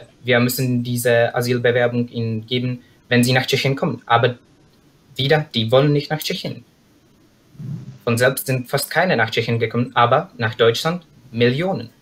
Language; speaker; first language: German; non-native, fluent; Czech